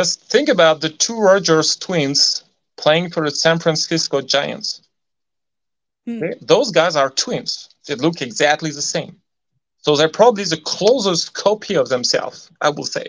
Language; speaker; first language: English; non-native, fluent; French